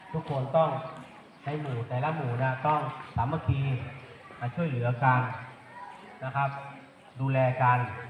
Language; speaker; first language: Thai; native; Thai